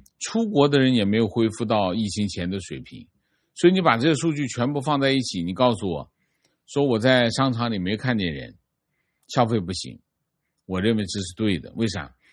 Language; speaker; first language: Chinese; native; Chinese